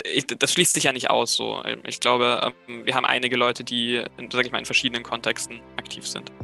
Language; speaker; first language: German; native; German